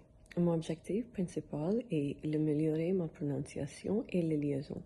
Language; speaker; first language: French; non-native, learner; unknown